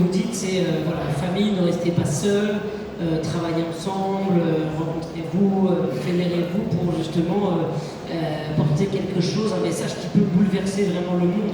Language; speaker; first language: French; native; French